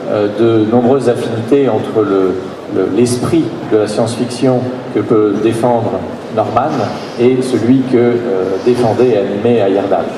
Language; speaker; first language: French; native; French